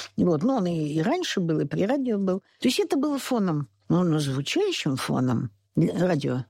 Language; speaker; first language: Russian; native; Russian